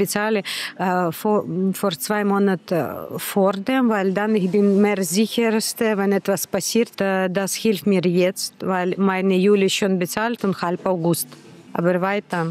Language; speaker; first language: German; non-native, learner; Ukrainian